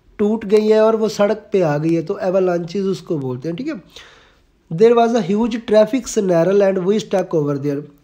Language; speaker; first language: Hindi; non-native, local second language; Punjabi